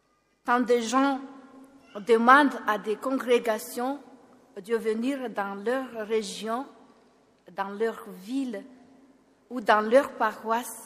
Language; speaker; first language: French; non-native, local second language; Malagasy